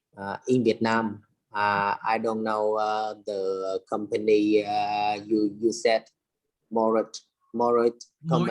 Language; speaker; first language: English; non-native, learner; Vietnamese